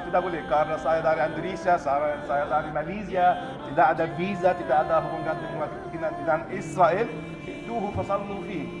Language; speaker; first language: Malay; non-native, learner; Arabic